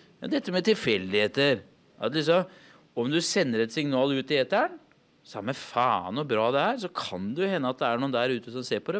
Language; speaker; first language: Norwegian; native; Norwegian